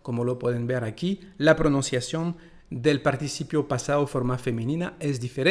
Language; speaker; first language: Spanish; non-native, fluent; French